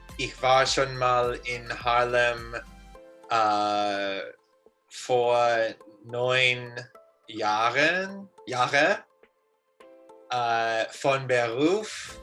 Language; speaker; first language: German; non-native, learner; English